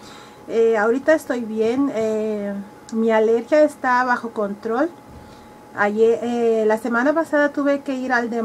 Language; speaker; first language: Spanish; early bilingual, heritage; Spanish